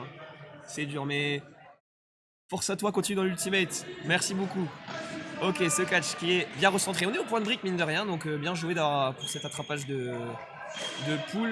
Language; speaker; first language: French; native; French